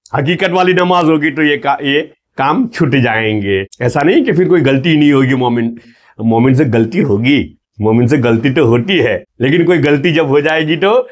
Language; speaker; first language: Hindi; non-native, local second language; Gujarati